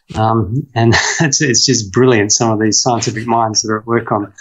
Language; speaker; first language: English; native; English